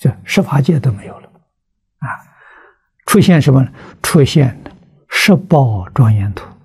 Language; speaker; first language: Chinese; native; Chinese